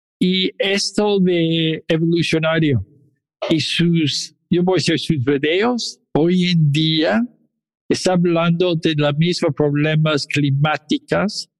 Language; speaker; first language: Spanish; non-native, fluent; English